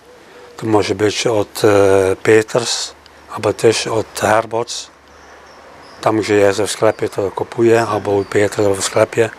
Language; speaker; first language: Polish; early bilingual, heritage; Polish